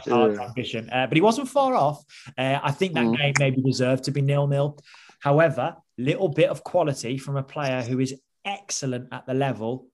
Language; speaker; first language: English; native; English